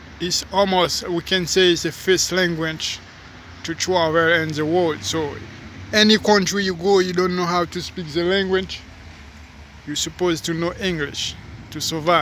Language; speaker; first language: English; non-native, fluent; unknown